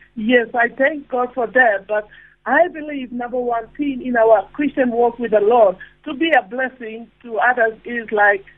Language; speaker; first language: English; non-native, fluent; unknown